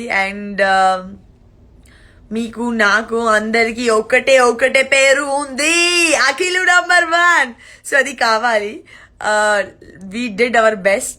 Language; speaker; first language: Telugu; non-native, learner; Gujarati